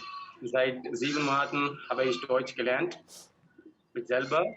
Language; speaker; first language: German; non-native, learner; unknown